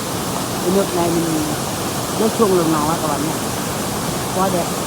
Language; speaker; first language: Vietnamese; non-native, local second language; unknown